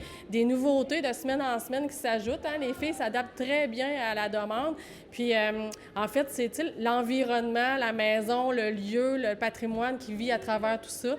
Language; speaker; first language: French; native; French